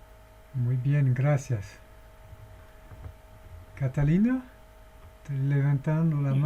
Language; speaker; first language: Spanish; non-native, fluent; English